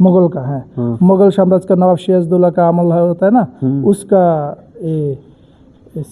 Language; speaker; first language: Hindi; non-native, learner; Bangla